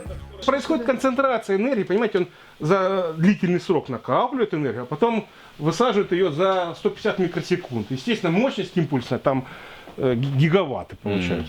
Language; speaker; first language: Russian; native; Russian